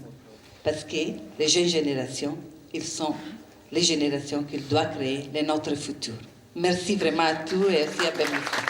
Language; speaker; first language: French; non-native, learner; Italian